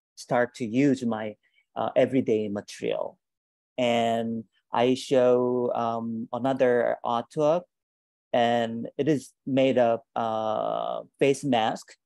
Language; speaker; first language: English; non-native, learner; Korean